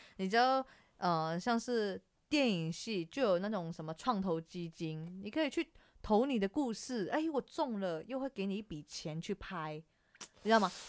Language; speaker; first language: Chinese; native; Chinese